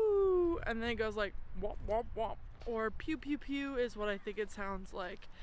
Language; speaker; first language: English; native; English